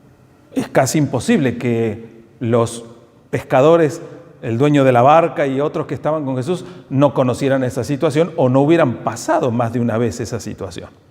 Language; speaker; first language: Spanish; native; Spanish